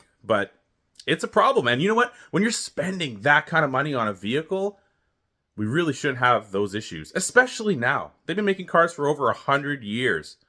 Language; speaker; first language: English; native; English